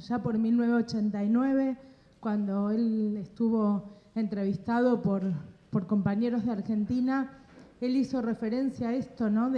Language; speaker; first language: Spanish; native; Spanish